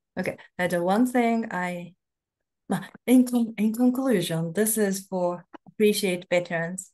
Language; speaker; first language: English; non-native, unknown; Japanese